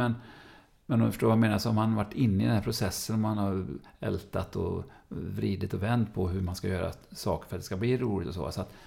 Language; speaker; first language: Swedish; native; Swedish